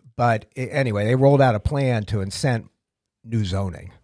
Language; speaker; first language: English; native; English